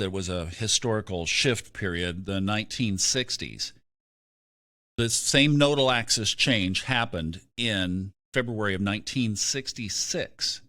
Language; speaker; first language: English; native; English